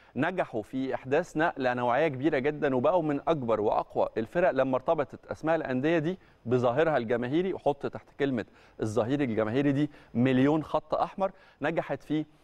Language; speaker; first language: Arabic; native; Arabic